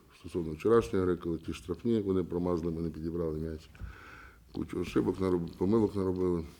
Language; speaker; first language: Ukrainian; native; Ukrainian